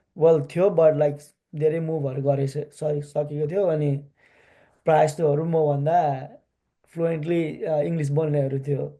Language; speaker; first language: Nepali; early bilingual, heritage; Nepali